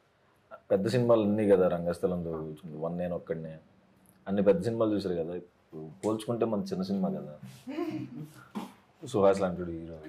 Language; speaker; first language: Telugu; native; Telugu